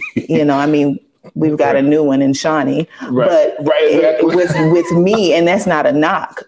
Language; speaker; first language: English; native; English